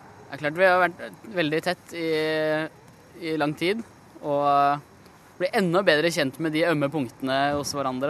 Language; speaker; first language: Norwegian; native; Norwegian